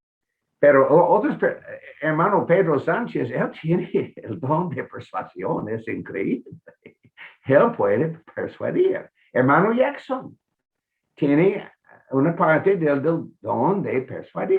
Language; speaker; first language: Spanish; non-native, fluent; English